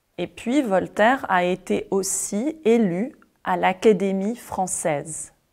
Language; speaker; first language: French; native; French